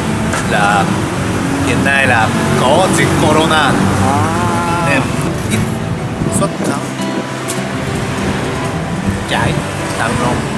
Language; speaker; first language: Vietnamese; non-native, learner; Japanese